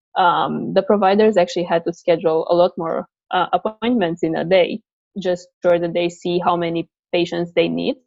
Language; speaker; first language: English; non-native, fluent; Romanian